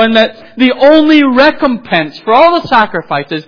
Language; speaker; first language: English; native; English